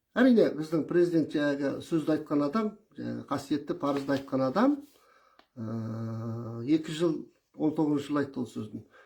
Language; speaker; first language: Kazakh; early bilingual, heritage; Kazakh